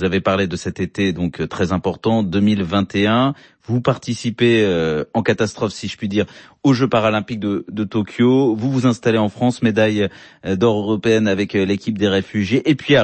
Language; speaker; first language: French; native; French